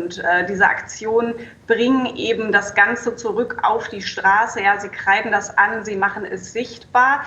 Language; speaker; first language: German; native; German